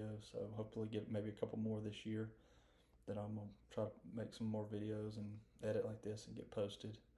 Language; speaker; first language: English; native; English